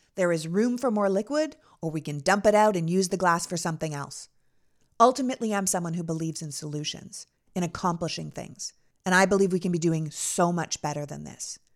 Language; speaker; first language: English; native; English